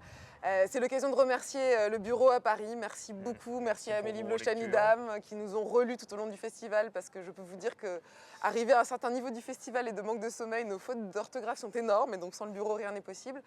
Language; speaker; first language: French; native; French